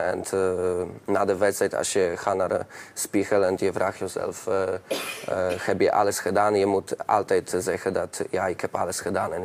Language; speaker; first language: Dutch; non-native, learner; Polish